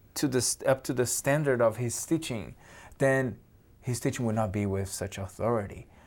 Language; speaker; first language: English; non-native, fluent; Portuguese